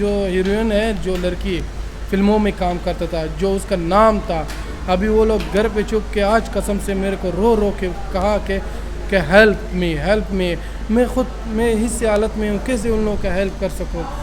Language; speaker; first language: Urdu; non-native, local second language; Pashto